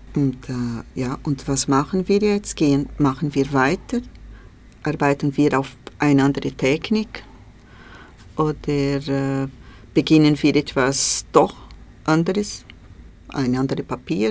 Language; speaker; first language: German; non-native, learner; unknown